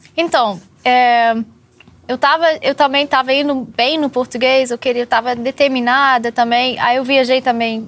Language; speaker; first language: Portuguese; non-native, fluent; English